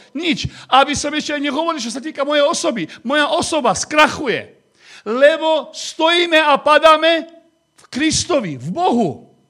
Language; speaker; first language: Slovak; non-native, local second language; Hungarian